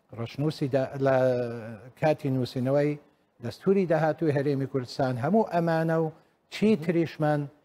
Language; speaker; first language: Central Kurdish; non-native, local second language; Assyrian Neo-Aramaic